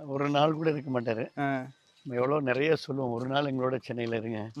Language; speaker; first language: Tamil; native; Tamil